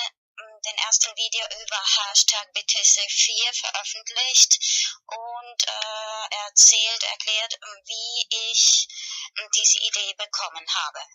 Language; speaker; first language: German; non-native, learner; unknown